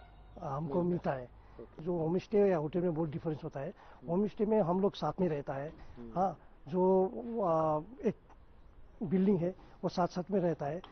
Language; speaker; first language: Hindi; non-native, local second language; Nepali